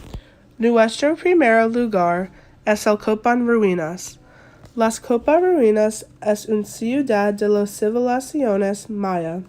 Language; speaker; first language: Spanish; non-native, learner; English